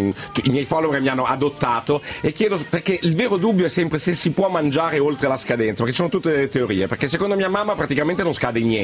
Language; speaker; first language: Italian; native; Italian